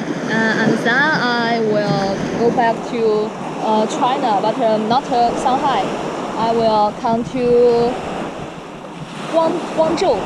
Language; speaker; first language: English; non-native, learner; Chinese